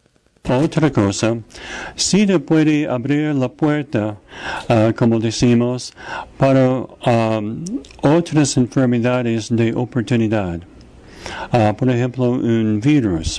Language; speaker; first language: Spanish; non-native, fluent; English